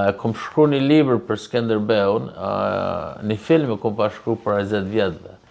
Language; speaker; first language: Albanian; early bilingual, heritage; Albanian